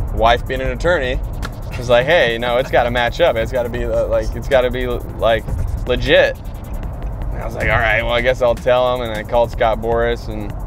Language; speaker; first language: English; native; English